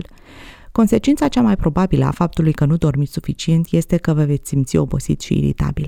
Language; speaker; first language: Romanian; native; Romanian